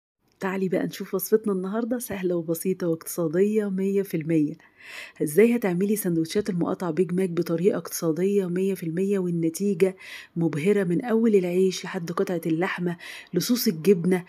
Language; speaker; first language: Arabic; native; Arabic